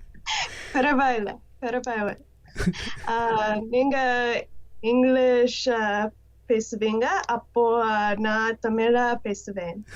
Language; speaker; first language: Tamil; non-native, learner; English